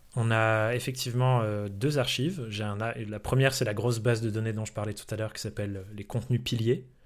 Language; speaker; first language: French; early bilingual, other home language; English